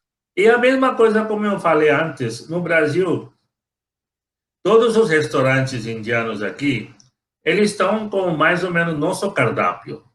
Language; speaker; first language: Portuguese; non-native, fluent; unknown